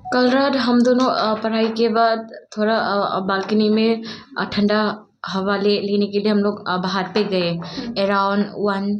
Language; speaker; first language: Hindi; non-native, local second language; Kok Borok